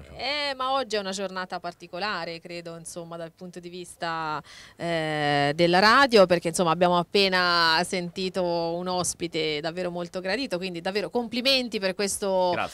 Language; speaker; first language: Italian; native; Italian